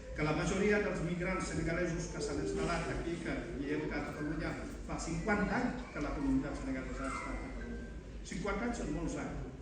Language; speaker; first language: Catalan; non-native, fluent; Wolof